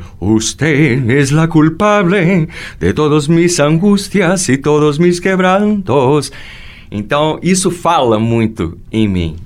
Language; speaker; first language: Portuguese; early bilingual, other home language; Spanish